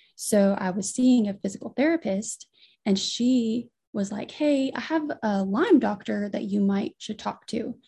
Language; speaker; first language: English; native; English